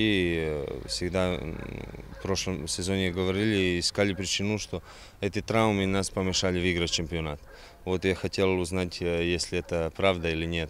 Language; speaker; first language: Russian; non-native, fluent; Serbian